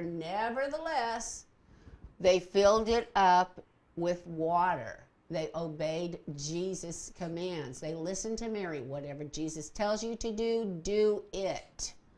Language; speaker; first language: English; native; English